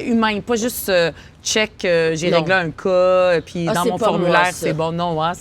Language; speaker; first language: French; native; French